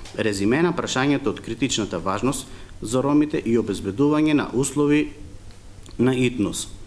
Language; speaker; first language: Macedonian; non-native, local second language; Romany